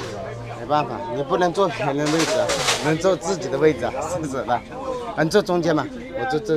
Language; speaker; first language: Chinese; native; Chinese